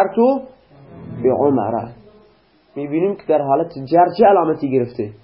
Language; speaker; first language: Persian; non-native, local second language; Baluchi